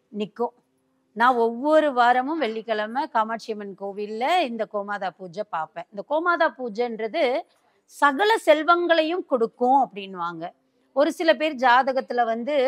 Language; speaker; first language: Tamil; native; Tamil